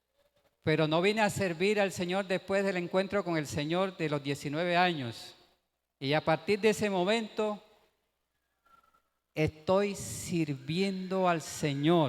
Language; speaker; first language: Spanish; native; Spanish